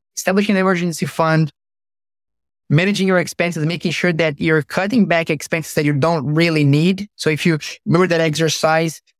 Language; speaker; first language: English; non-native, fluent; Portuguese